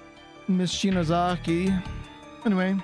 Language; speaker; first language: English; native; English